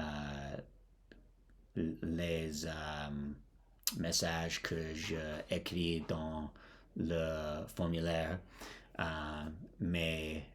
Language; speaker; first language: French; non-native, learner; English